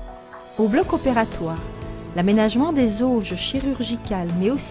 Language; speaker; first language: French; native; French